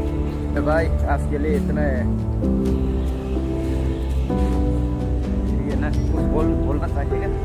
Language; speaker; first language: Hindi; non-native, local second language; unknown